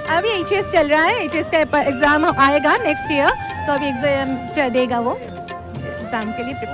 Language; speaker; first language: Hindi; non-native, local second language; Bangla